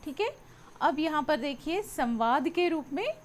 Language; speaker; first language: Hindi; non-native, local second language; Telugu